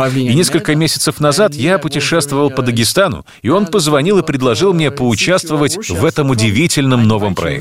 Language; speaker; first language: Russian; non-native, learner; French